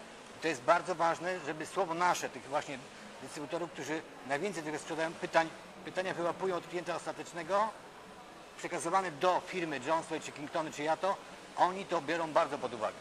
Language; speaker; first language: Polish; native; Polish